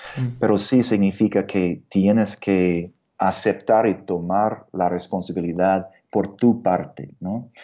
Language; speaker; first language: Spanish; non-native, fluent; English